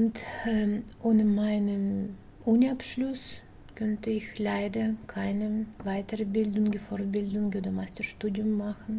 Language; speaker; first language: German; non-native, learner; Russian